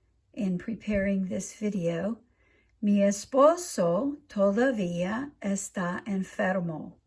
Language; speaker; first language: Spanish; non-native, fluent; English